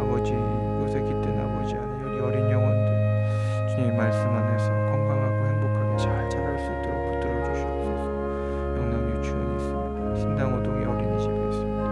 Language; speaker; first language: Korean; native; Korean